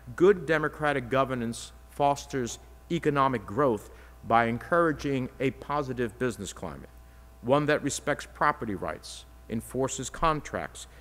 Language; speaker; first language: English; early bilingual, other home language; Spanish